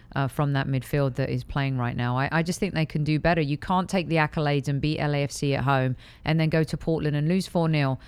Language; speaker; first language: English; native; English